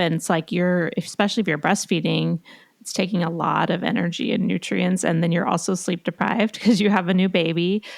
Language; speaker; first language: English; native; English